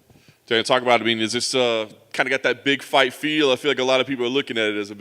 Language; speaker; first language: English; native; English